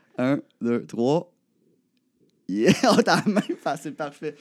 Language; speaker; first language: French; native; French